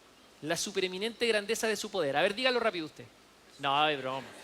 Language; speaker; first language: Spanish; native; Spanish